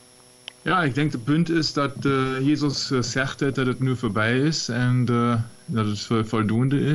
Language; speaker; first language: Dutch; non-native, fluent; German